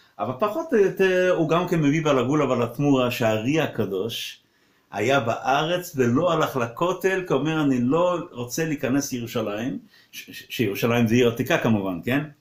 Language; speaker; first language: Hebrew; non-native, local second language; Yiddish